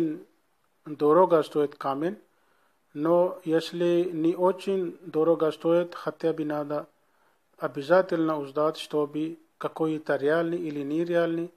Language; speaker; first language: Russian; non-native, learner; Urdu